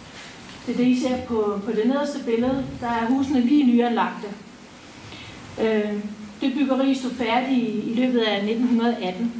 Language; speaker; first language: Danish; native; Danish